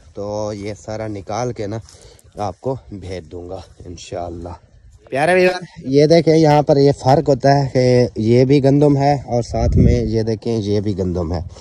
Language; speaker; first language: Urdu; non-native, local second language; Saraiki